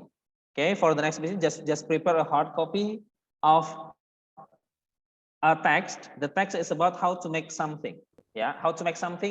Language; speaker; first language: English; non-native, fluent; Indonesian